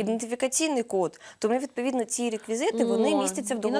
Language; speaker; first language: Ukrainian; native; Ukrainian